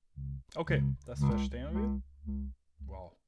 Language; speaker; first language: German; non-native, learner; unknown